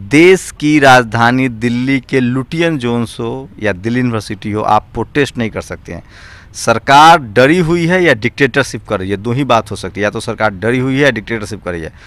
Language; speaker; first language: Hindi; native; Hindi